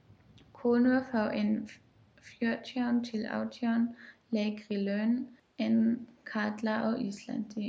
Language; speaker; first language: Icelandic; non-native, learner; German